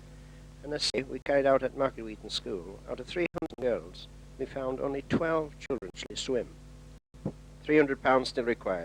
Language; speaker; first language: English; native; English